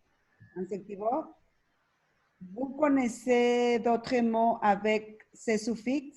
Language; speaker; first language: French; non-native, learner; Spanish